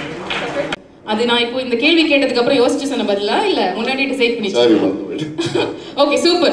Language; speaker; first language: Tamil; native; Tamil